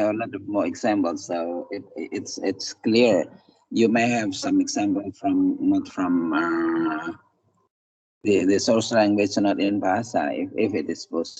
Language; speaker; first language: English; non-native, fluent; Indonesian